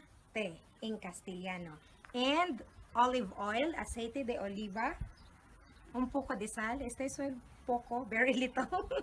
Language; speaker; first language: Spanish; non-native, learner; Filipino